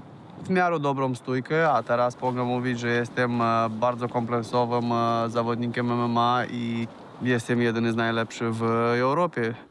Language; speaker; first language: Polish; non-native, fluent; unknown